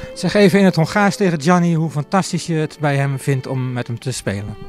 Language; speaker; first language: Dutch; native; Dutch